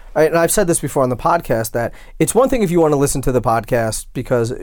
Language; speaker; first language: English; native; English